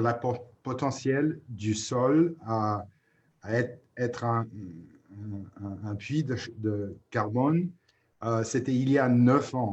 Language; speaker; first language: French; non-native, fluent; English